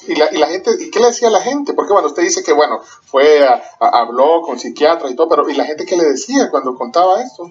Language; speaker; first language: Spanish; native; Spanish